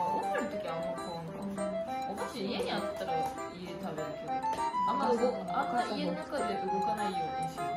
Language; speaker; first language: Japanese; native; Japanese